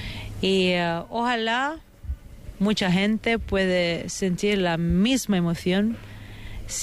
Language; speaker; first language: Spanish; non-native, fluent; Italian